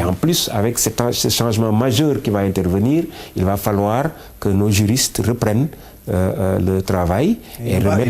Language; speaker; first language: French; non-native, local second language; Wolof